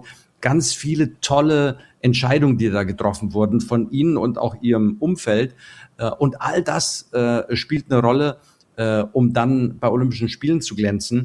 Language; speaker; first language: German; native; German